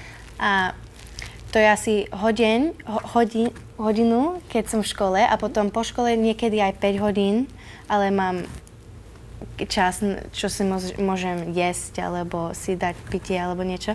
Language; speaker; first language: Slovak; early bilingual, heritage; Slovak